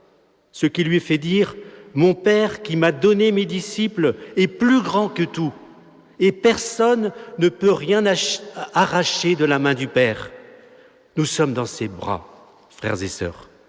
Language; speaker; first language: French; native; French